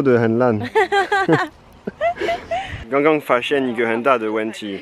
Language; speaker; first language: Chinese; non-native, fluent; French